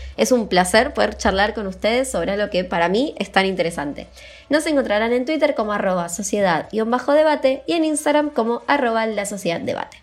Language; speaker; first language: Spanish; native; Spanish